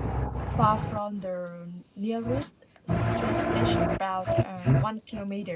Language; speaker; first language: English; non-native, learner; Vietnamese